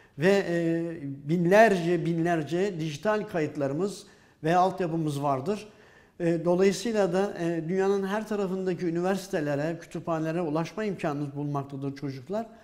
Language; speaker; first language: Turkish; native; Turkish